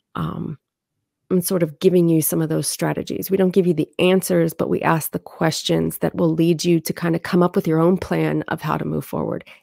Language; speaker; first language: English; native; English